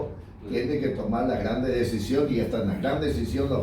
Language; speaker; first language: Spanish; native; Spanish